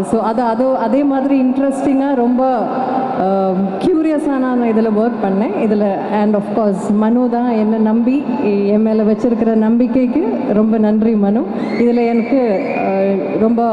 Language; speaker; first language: Tamil; non-native, fluent; Malayalam